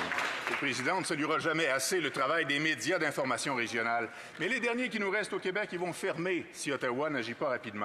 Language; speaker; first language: French; native; French